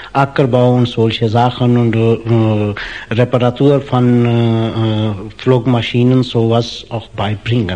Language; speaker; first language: German; non-native, fluent; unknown